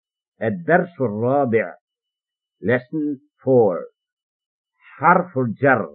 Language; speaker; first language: Arabic; non-native, fluent; English